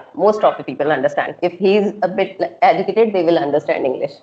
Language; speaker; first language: English; non-native, local second language; Hindi